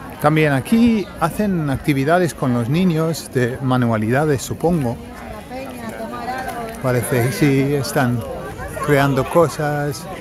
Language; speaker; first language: Spanish; native; Spanish